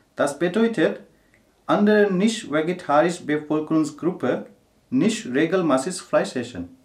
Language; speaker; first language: German; non-native, learner; Gujarati